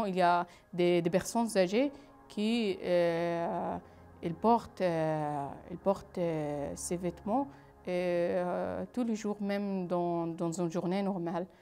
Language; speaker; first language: French; non-native, fluent; Arabic